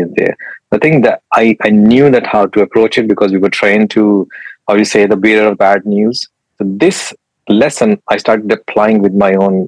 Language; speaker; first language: English; non-native, local second language; Urdu